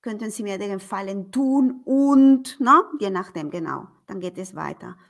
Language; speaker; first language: German; non-native, fluent; Spanish